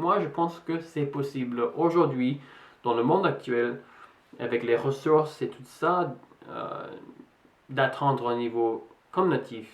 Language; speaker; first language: French; non-native, fluent; English